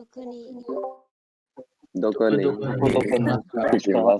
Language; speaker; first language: Japanese; non-native, learner; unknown